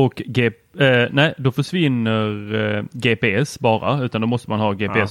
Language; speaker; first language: Swedish; native; Swedish